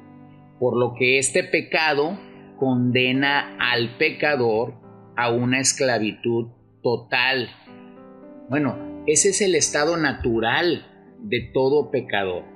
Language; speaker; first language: Spanish; native; Spanish